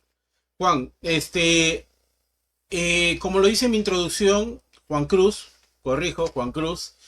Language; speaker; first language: Spanish; native; Spanish